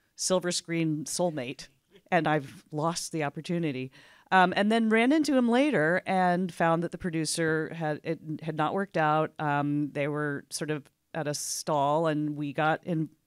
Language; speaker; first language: English; native; English